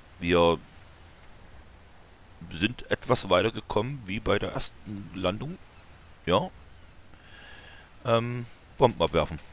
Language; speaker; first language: German; native; German